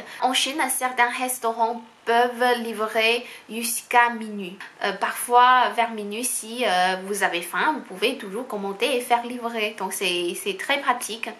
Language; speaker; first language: French; non-native, fluent; Chinese